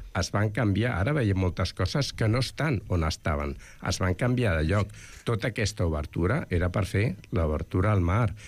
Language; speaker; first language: Catalan; native; Catalan